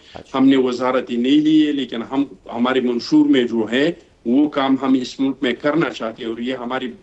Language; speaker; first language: Urdu; non-native, local second language; Pashto